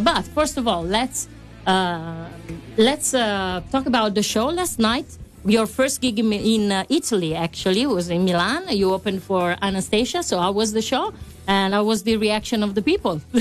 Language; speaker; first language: English; non-native, fluent; Italian